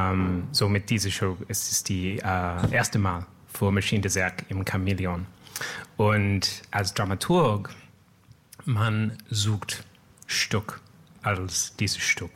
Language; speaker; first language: German; non-native, learner; French